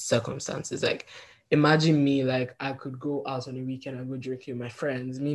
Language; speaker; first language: English; native; English